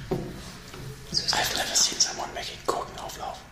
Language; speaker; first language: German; native; German